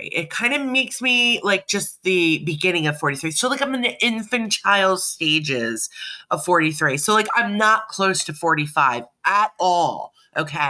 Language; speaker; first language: English; native; English